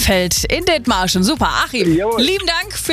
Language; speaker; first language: German; native; German